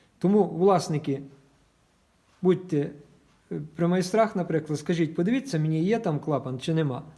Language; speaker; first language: Ukrainian; native; Ukrainian